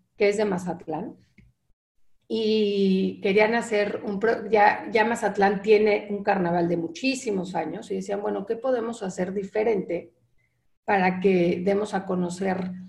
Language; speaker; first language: Spanish; native; Spanish